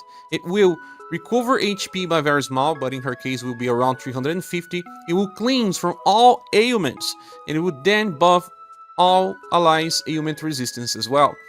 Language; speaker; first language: English; non-native, fluent; Portuguese